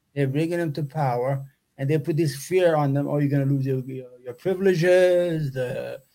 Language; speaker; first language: English; native; English